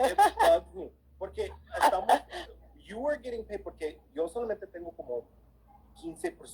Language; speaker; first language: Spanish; early bilingual, heritage; English